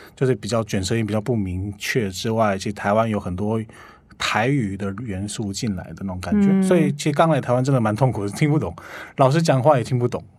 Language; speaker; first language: Chinese; non-native, fluent; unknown